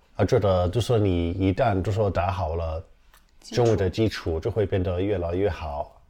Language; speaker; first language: Chinese; non-native, fluent; English